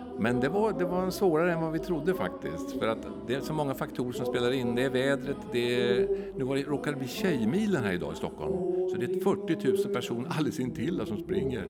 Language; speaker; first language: Swedish; native; Swedish